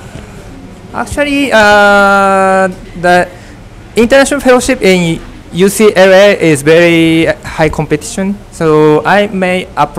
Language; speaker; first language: English; non-native, fluent; Japanese